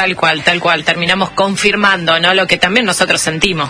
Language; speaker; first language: Spanish; native; Spanish